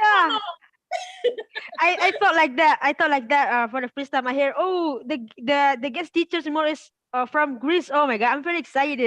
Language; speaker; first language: English; non-native, learner; Indonesian